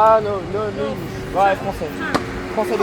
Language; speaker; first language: French; native; French